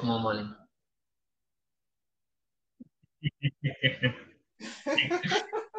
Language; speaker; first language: English; non-native, local second language; Igbo